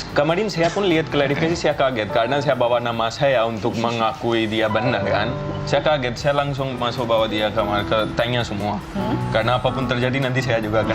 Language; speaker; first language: Indonesian; non-native, fluent; Hindi